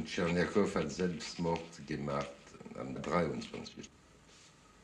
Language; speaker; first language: German; non-native, fluent; French